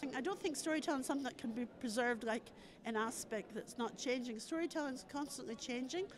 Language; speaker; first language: English; native; English